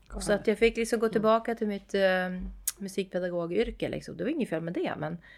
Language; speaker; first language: Swedish; native; Swedish